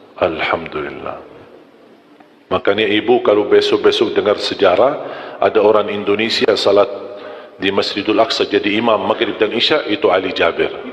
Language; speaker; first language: Malay; non-native, fluent; Arabic